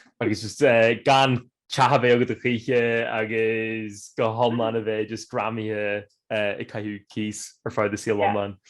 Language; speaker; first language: Irish; non-native, local second language; English